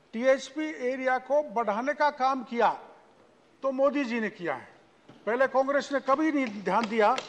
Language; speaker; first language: Hindi; native; Hindi